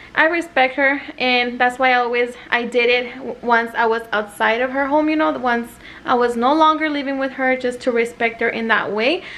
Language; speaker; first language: English; early bilingual, other home language; Spanish